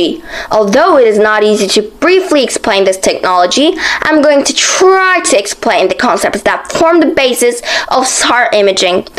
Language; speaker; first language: English; non-native, fluent; Turkish